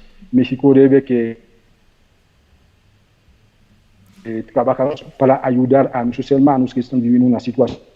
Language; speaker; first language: Spanish; non-native, fluent; Haitian Creole